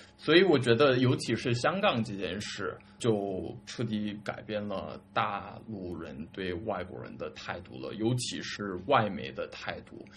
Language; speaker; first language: Chinese; early bilingual, other home language; English